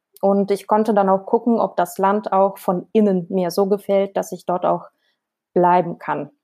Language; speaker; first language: German; non-native, fluent; Russian